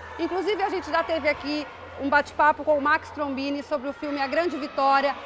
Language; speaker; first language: Portuguese; native; Portuguese